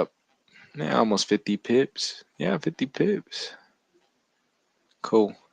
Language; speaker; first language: English; native; English